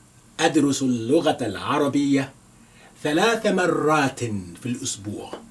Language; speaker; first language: Arabic; non-native, fluent; Yoruba